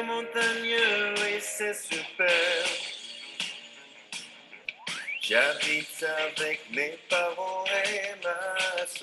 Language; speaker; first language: French; non-native, learner; Spanish